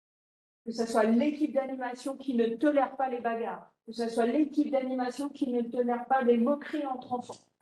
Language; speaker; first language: French; native; French